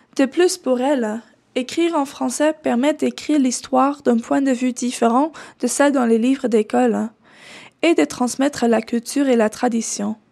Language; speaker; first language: French; non-native, fluent; Dutch